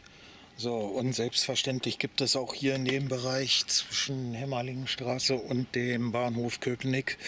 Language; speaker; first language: German; native; German